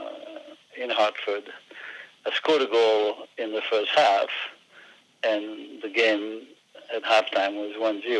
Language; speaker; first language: English; non-native, fluent; French